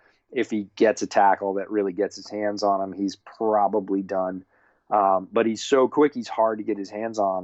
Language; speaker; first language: English; native; English